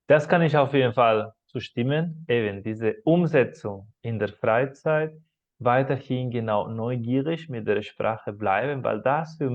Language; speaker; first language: German; non-native, fluent; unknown